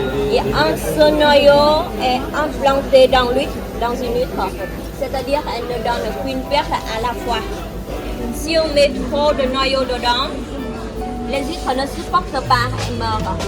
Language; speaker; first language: French; non-native, fluent; Vietnamese